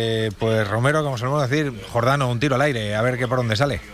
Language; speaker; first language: Spanish; native; Spanish